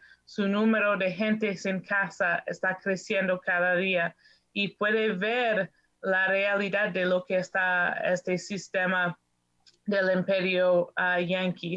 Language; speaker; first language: Spanish; non-native, learner; English